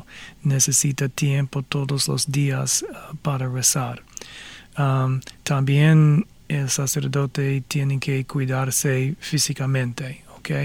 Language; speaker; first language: Spanish; non-native, fluent; English